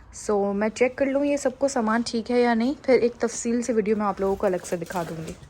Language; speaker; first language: Urdu; native; Urdu